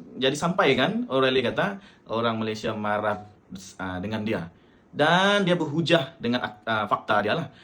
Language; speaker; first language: Malay; native; Malay